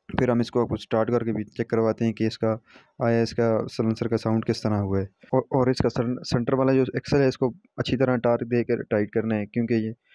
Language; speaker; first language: Urdu; non-native, local second language; Northern Hindko